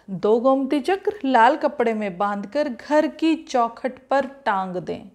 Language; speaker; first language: Hindi; native; Hindi